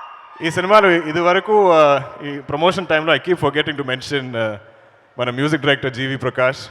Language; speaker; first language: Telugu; non-native, learner; Malayalam